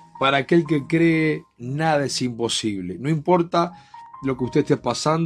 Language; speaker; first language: Spanish; native; Spanish